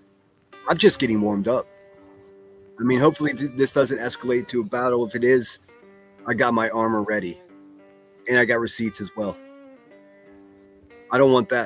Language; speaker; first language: English; native; English